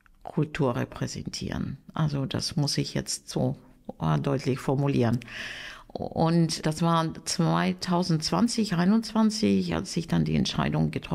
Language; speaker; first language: German; non-native, fluent; Russian